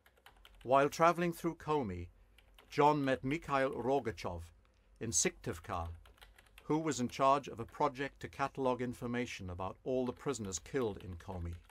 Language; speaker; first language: English; native; English